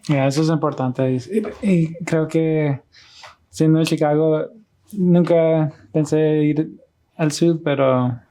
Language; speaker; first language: Spanish; early bilingual, other home language; English